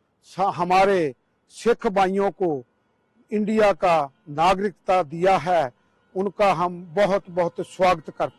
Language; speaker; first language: Hindi; non-native, local second language; Punjabi